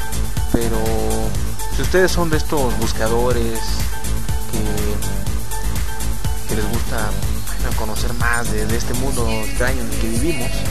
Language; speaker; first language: Spanish; native; Spanish